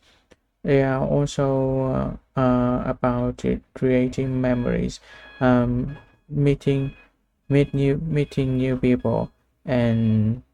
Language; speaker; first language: English; non-native, learner; Vietnamese